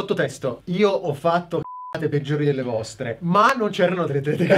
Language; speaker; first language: Italian; native; Italian